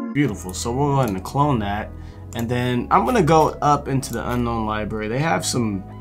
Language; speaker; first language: English; native; English